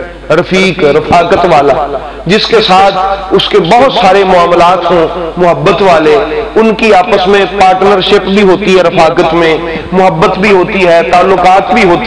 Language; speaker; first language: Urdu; non-native, local second language; Punjabi